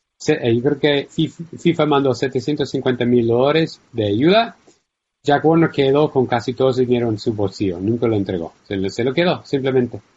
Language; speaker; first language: Spanish; non-native, fluent; English